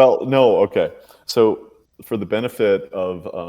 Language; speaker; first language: English; native; English